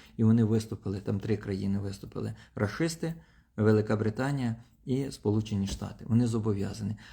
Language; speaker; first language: Ukrainian; non-native, local second language; Russian